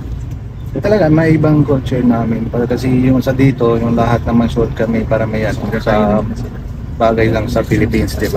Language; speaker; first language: Filipino; non-native, learner; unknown